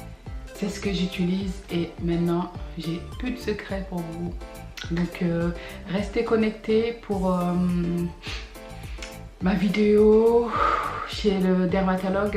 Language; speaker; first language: French; early bilingual, other home language; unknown